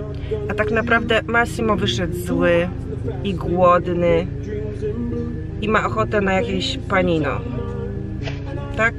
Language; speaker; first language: Polish; native; Polish